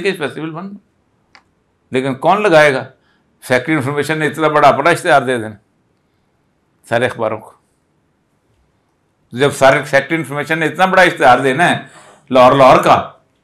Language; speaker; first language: Urdu; native; Urdu